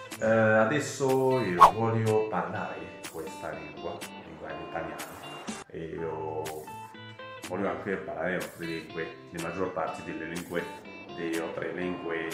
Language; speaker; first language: Italian; non-native, learner; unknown